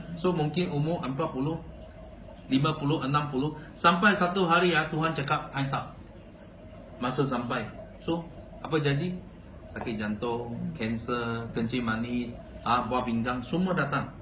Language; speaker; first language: Malay; non-native, local second language; Chinese